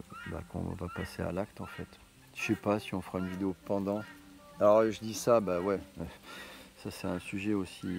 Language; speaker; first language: French; native; French